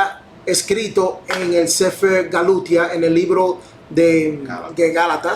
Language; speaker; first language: Spanish; non-native, fluent; English